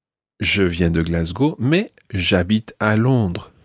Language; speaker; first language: French; non-native, fluent; English